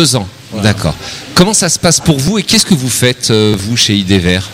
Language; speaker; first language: French; native; French